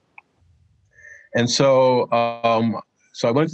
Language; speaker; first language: English; native; English